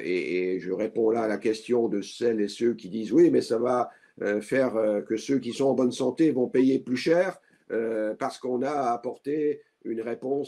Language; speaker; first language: French; native; French